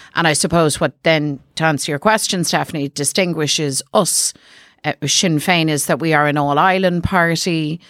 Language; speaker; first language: English; native; English